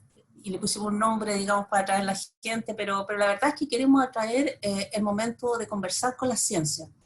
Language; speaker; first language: Spanish; native; Spanish